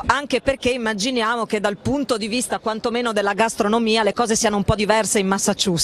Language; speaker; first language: Italian; native; Italian